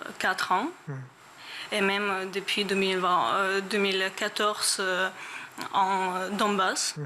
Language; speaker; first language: French; non-native, learner; Ukrainian